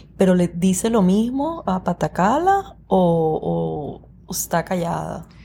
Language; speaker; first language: Spanish; early bilingual, heritage; Spanish